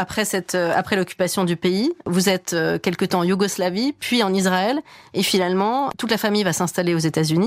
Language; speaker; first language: French; native; French